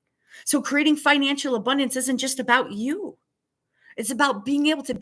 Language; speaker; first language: English; native; English